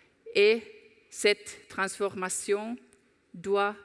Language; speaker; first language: French; non-native, fluent; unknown